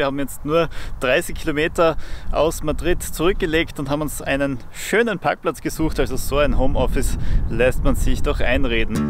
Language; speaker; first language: German; native; German